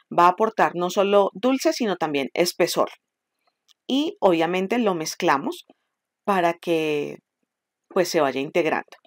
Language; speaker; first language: Spanish; native; Spanish